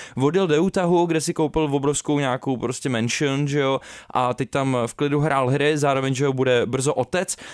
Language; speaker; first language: Czech; native; Czech